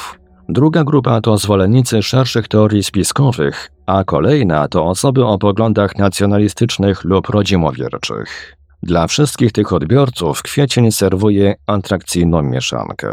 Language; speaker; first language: Polish; native; Polish